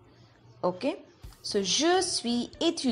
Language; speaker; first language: French; non-native, fluent; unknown